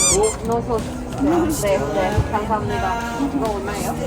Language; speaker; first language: Korean; non-native, fluent; Swedish